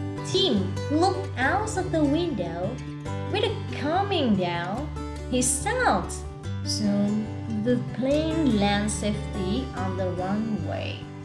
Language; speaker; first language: English; non-native, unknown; Vietnamese